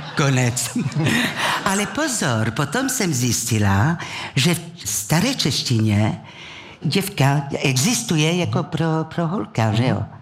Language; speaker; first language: Czech; non-native, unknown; French